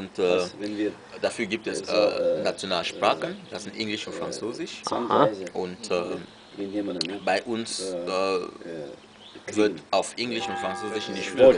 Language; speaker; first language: German; non-native, fluent; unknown